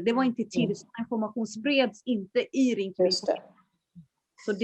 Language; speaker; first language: Swedish; early bilingual, other home language; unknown